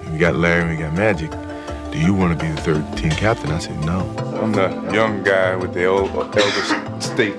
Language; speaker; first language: English; native; English